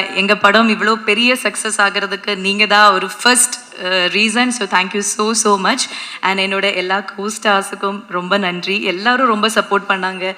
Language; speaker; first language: Tamil; non-native, fluent; Malayalam